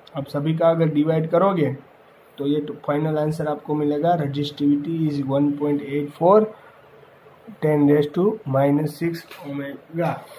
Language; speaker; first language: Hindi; non-native, local second language; Gujarati